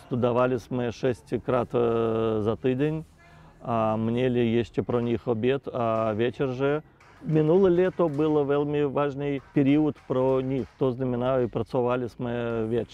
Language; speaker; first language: Ukrainian; non-native, learner; Russian